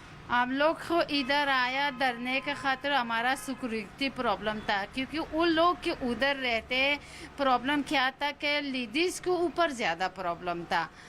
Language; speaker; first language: Hindi; non-native, learner; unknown